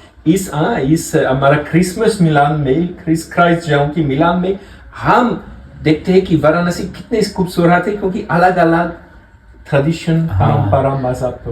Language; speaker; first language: Hindi; non-native, learner; French